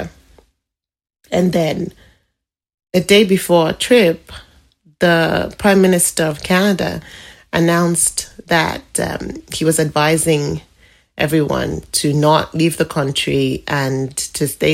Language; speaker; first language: English; non-native, local second language; Igbo